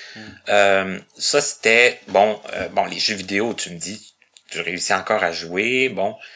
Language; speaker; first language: French; native; French